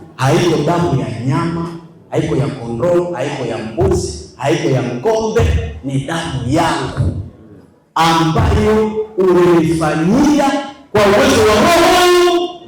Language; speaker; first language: Swahili; native; Swahili